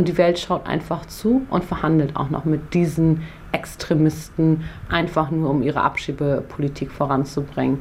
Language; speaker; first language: German; early bilingual, other home language; Persian